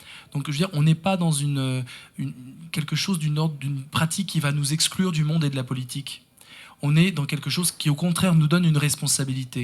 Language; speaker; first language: French; native; French